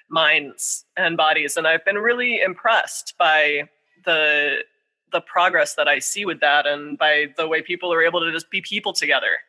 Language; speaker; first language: English; native; English